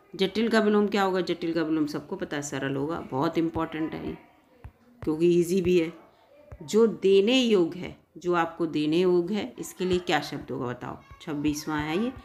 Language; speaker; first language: Hindi; native; Hindi